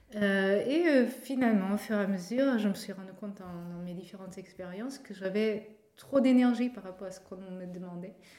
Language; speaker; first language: French; non-native, fluent; Portuguese